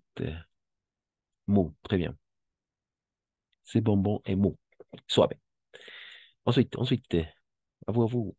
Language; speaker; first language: French; non-native, fluent; Spanish